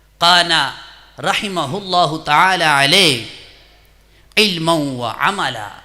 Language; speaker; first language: Arabic; non-native, fluent; Urdu